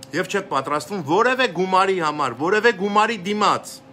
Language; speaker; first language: Armenian; native; Armenian